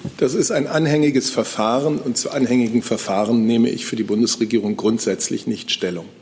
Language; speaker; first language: German; native; German